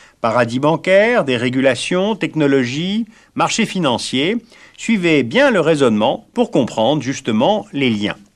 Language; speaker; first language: French; native; French